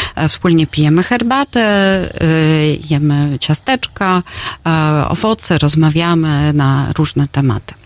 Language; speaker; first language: Polish; non-native, fluent; Russian